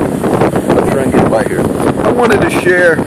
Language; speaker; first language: English; native; English